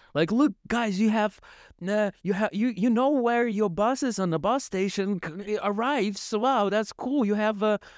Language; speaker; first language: English; non-native, learner; Russian